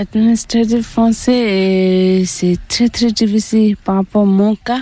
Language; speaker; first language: French; non-native, learner; Tibetan